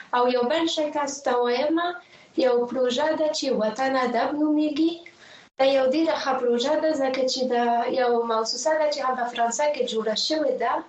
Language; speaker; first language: Pashto; non-native, fluent; French